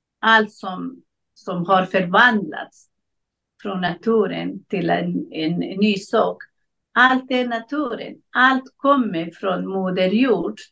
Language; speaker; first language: Swedish; non-native, learner; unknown